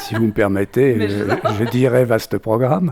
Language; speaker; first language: French; native; French